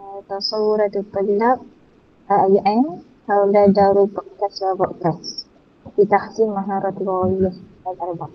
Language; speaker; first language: Arabic; non-native, learner; Malay